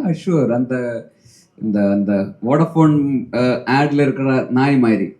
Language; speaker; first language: Tamil; non-native, local second language; Malayalam